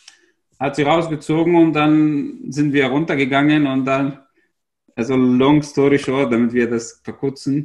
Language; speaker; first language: German; non-native, fluent; Arabic